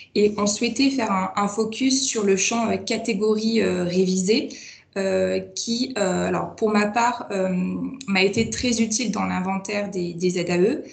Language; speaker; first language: French; native; French